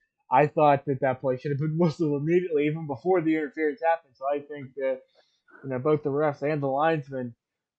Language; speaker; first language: English; native; English